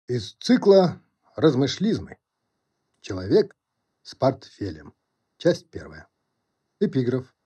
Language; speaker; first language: Russian; non-native, local second language; Kazakh